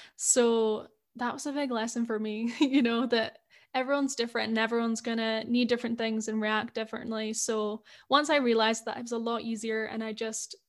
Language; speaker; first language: English; native; English